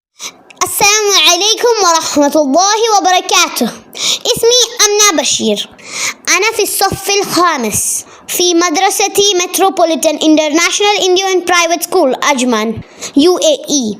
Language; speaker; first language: Arabic; non-native, learner; Malayalam